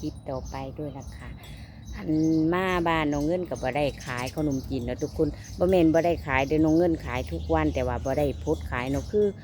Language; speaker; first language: Thai; non-native, local second language; Lao